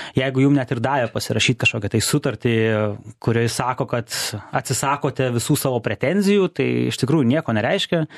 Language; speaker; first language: Lithuanian; native; Lithuanian